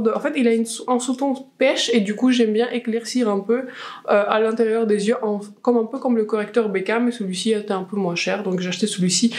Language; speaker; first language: French; non-native, fluent; Russian